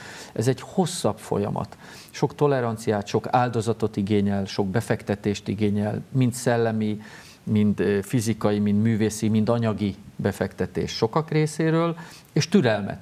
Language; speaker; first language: Hungarian; native; Hungarian